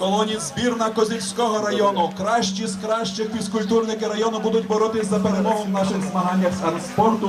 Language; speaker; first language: Ukrainian; native; Ukrainian